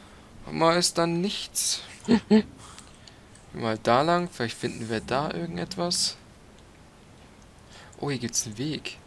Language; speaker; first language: German; native; German